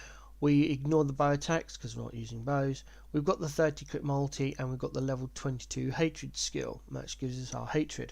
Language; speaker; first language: English; native; English